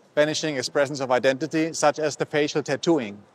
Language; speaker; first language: English; non-native, fluent; German